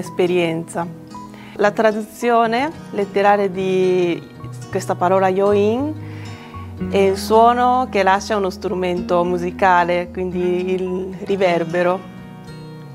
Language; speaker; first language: Italian; non-native, fluent; Japanese